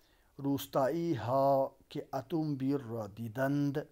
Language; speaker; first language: Persian; non-native, local second language; Urdu